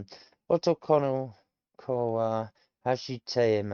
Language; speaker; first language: Japanese; non-native, learner; English